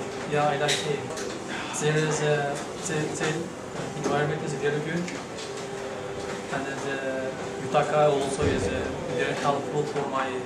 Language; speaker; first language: English; non-native, learner; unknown